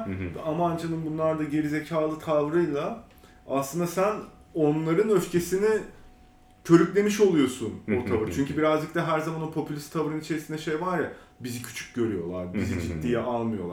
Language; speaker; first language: Turkish; native; Turkish